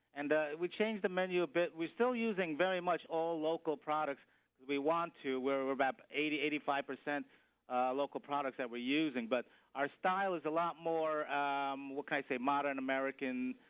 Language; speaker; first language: English; native; English